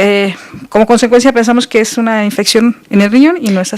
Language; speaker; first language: Spanish; native; Spanish